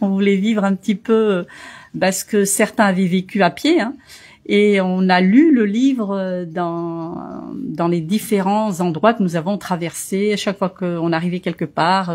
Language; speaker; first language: French; early bilingual, other home language; Portuguese